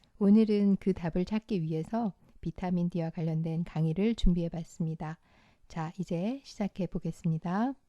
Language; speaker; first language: Korean; native; Korean